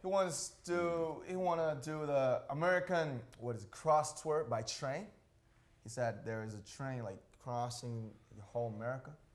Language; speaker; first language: English; non-native, fluent; Korean